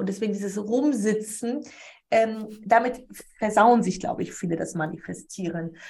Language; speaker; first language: German; early bilingual, other home language; Polish